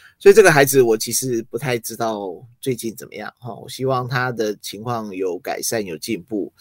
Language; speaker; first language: Chinese; early bilingual, other home language; English